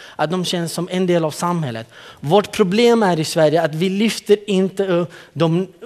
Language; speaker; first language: Swedish; early bilingual, other home language; Central Kurdish